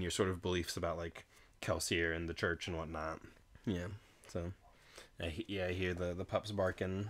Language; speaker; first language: English; native; English